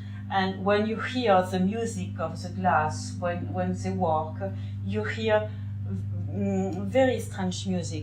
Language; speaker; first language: English; non-native, learner; French